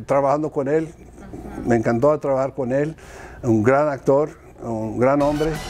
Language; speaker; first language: Spanish; early bilingual, heritage; Spanish